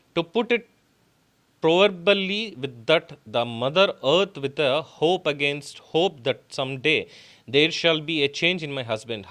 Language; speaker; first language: English; non-native, local second language; Telugu